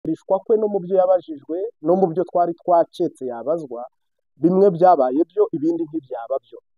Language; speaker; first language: Kinyarwanda; native; Kinyarwanda